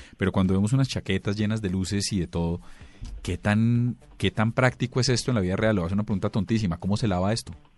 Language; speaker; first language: Spanish; native; Spanish